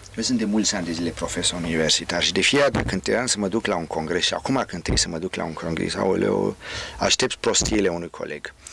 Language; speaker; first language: Romanian; native; Romanian